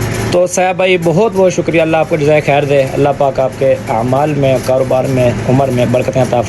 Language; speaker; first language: Hindi; native; Hindi